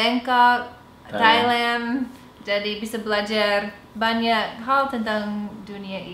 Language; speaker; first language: Indonesian; non-native, fluent; English